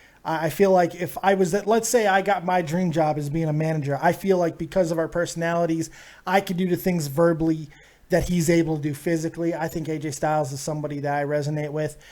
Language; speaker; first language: English; native; English